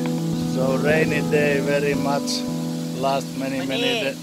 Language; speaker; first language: English; non-native, learner; Thai